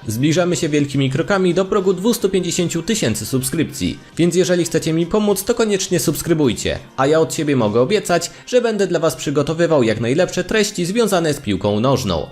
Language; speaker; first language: Polish; native; Polish